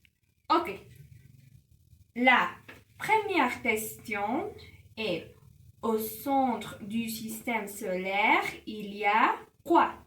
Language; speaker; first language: French; non-native, learner; Spanish